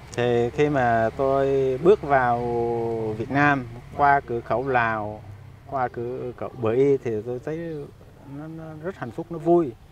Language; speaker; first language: Vietnamese; non-native, local second language; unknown